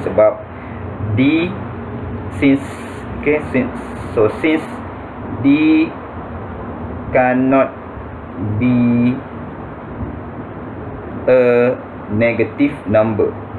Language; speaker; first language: English; non-native, local second language; Malay